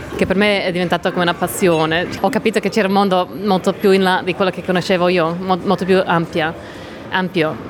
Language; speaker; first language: Italian; non-native, fluent; English